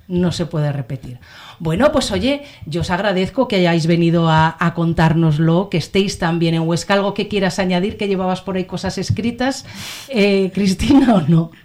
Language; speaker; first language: Spanish; native; Spanish